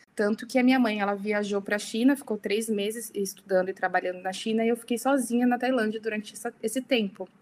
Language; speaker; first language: Portuguese; early bilingual, heritage; Portuguese